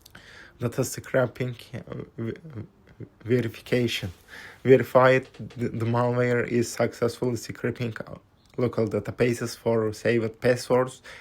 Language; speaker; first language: English; non-native, fluent; Turkish